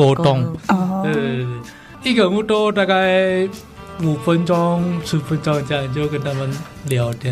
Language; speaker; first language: Chinese; non-native, learner; Balinese